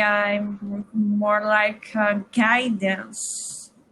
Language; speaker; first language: English; non-native, learner; Portuguese